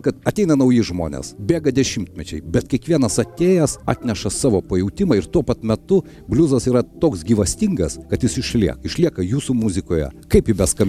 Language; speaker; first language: Lithuanian; native; Lithuanian